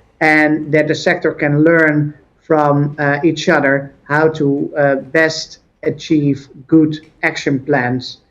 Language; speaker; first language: English; non-native, fluent; Dutch